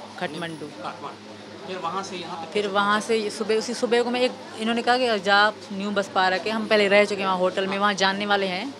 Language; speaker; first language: Urdu; non-native, local second language; Sindhi